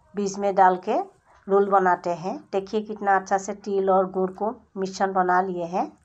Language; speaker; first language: Hindi; non-native, local second language; Assamese